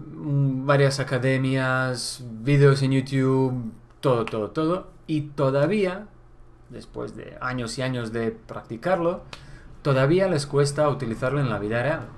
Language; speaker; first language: Spanish; non-native, fluent; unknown